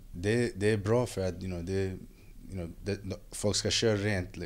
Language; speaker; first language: Swedish; non-native, fluent; English